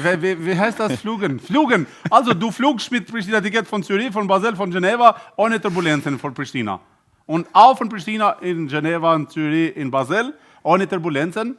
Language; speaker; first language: German; non-native, learner; Albanian